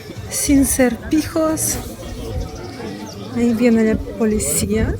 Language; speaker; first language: Spanish; non-native, fluent; Russian